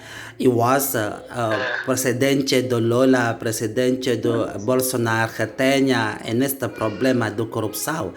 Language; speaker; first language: Portuguese; non-native, learner; Indonesian